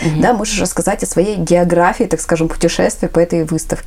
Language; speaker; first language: Russian; native; Russian